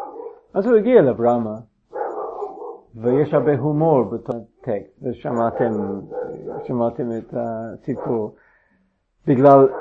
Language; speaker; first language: Hebrew; non-native, fluent; English